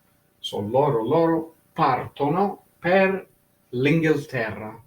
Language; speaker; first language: Italian; non-native, fluent; English